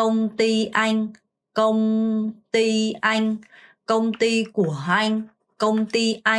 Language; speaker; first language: Vietnamese; non-native, fluent; Korean